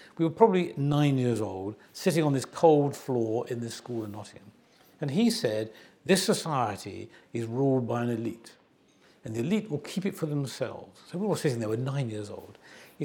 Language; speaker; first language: English; native; English